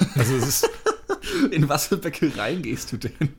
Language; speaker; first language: German; native; German